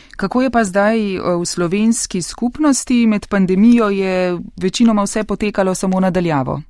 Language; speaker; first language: Slovenian; native; Slovenian